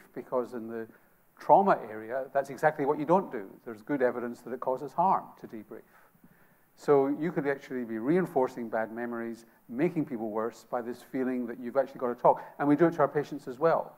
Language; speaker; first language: English; native; English